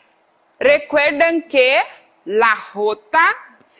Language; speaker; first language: Spanish; non-native, fluent; Portuguese